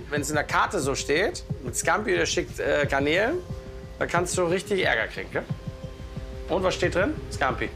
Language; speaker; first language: German; native; German